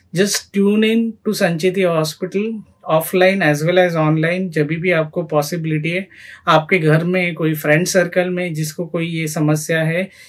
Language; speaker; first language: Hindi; non-native, local second language; Marathi